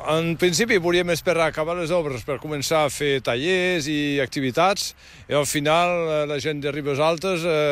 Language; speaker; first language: Catalan; native; Catalan